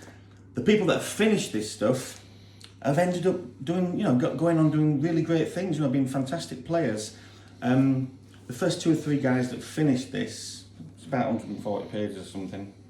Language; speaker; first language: English; native; English